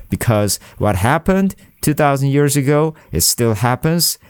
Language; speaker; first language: English; non-native, fluent; Korean